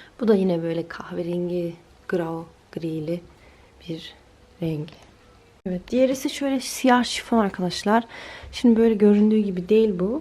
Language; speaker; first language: Turkish; early bilingual, heritage; Turkish